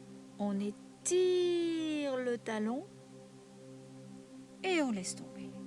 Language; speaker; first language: French; native; French